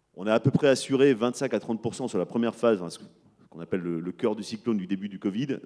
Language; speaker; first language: French; native; French